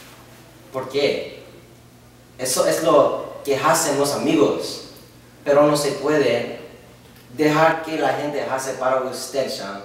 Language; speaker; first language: Spanish; non-native, learner; English